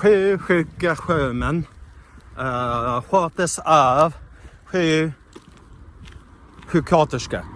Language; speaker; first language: Swedish; non-native, learner; English